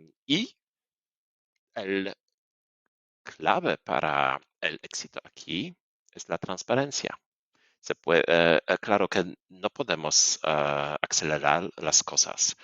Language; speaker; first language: Spanish; non-native, fluent; Polish